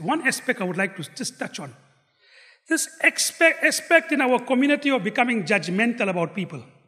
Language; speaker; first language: English; non-native, local second language; Gujarati